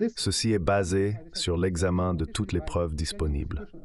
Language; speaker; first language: French; non-native, fluent; Ukrainian